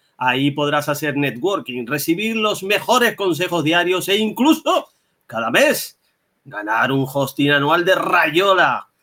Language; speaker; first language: Spanish; native; Spanish